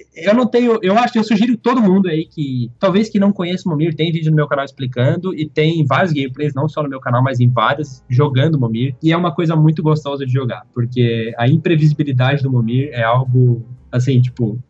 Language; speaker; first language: Portuguese; native; Portuguese